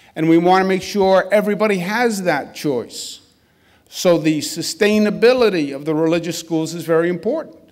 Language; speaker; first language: English; native; English